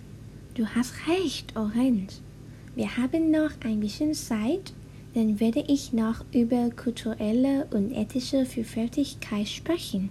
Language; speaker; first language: German; non-native, learner; Thai